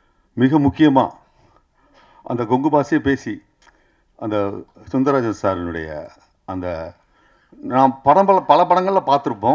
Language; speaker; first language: Tamil; native; Tamil